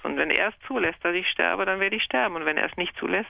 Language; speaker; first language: German; native; German